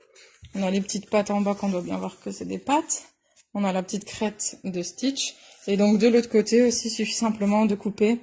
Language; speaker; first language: French; native; French